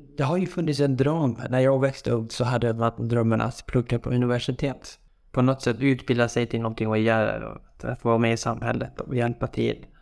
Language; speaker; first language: Swedish; non-native, fluent; Kurdish